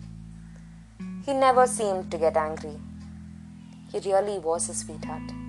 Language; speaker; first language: English; non-native, local second language; Malayalam